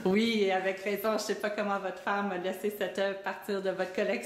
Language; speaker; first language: French; native; French